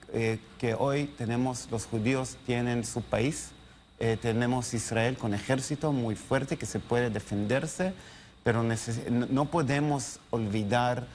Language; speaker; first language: Spanish; non-native, learner; Hebrew